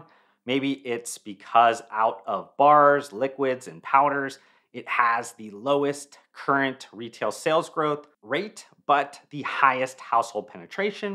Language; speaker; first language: English; native; English